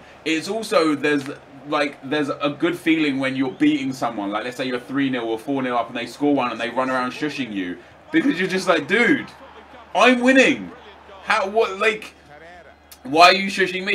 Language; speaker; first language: English; native; English